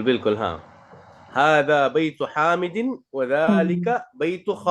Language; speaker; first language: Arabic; non-native, fluent; Urdu